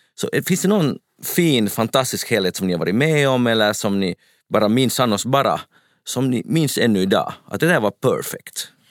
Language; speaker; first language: Swedish; native; Swedish